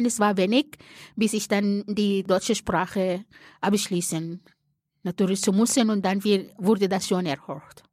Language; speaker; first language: German; non-native, fluent; Arabic